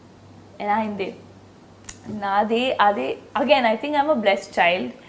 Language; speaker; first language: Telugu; non-native, learner; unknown